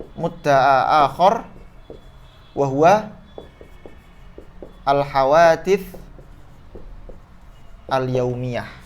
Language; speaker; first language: Arabic; non-native, fluent; Indonesian